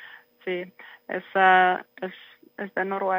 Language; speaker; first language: Spanish; non-native, learner; Finnish